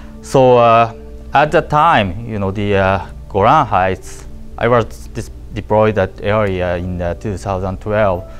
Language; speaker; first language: English; non-native, learner; Japanese